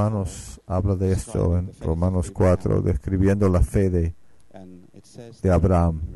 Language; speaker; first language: Spanish; non-native, fluent; Finnish